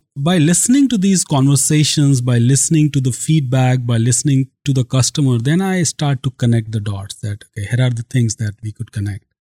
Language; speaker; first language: English; non-native, local second language; Hindi